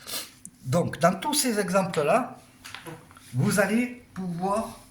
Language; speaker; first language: French; native; French